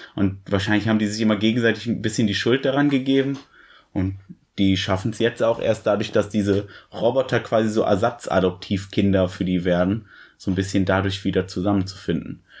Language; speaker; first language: German; native; German